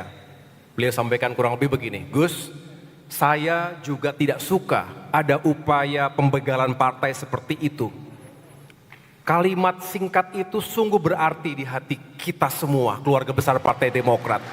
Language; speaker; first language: Indonesian; native; Indonesian